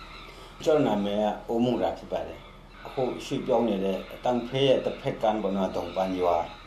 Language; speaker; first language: Burmese; non-native, local second language; Kachin